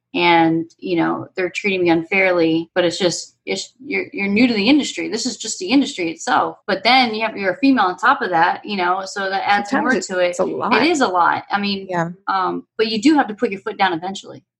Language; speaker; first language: English; native; English